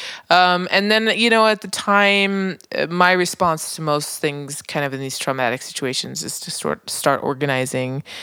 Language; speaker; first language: English; non-native, local second language; Spanish